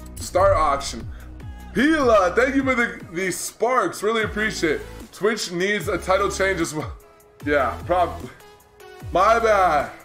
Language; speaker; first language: English; native; English